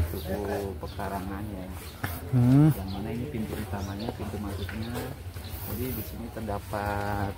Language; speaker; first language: Indonesian; native; Indonesian